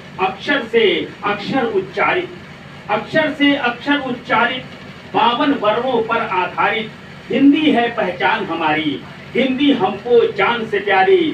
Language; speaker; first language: Hindi; native; Hindi